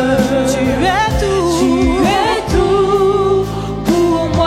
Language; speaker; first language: French; native; French